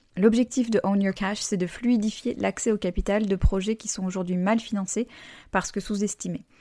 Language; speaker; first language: French; early bilingual, heritage; French